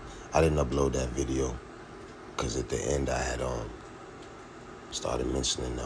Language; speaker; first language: English; native; English